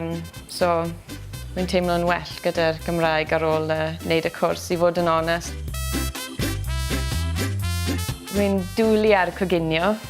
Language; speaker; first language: Welsh; non-native, local second language; English